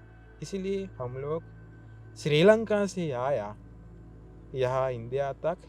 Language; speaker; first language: Hindi; non-native, learner; Sinhala